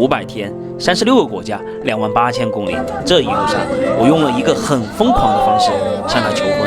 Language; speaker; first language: Chinese; native; Chinese